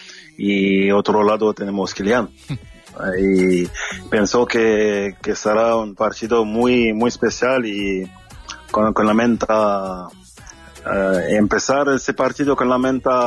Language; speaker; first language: Spanish; non-native, fluent; French